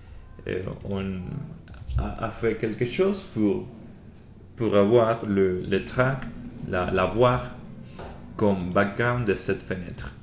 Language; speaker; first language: French; non-native, learner; Spanish